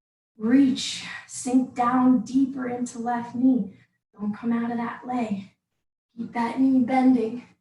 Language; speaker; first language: English; native; English